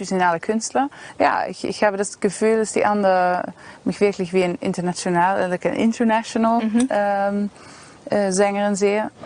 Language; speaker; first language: German; non-native, learner; Dutch